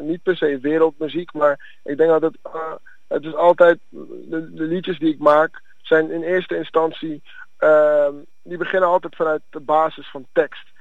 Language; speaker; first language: Dutch; early bilingual, other home language; Akan